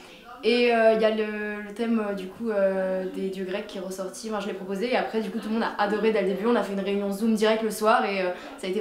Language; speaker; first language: French; native; French